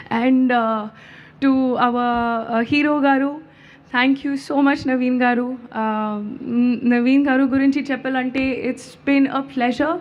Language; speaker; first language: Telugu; non-native, learner; Hindi